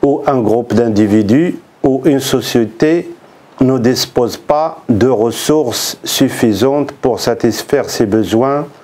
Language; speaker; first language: French; non-native, local second language; Arabic